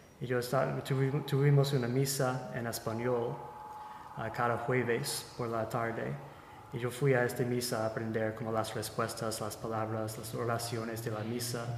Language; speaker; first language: Spanish; non-native, fluent; English